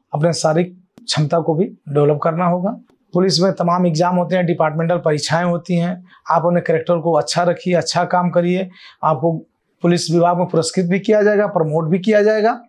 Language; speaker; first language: Hindi; native; Hindi